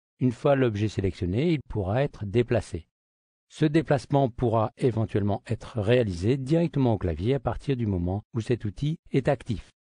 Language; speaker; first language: French; native; French